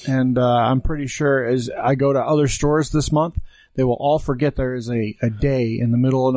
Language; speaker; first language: English; native; English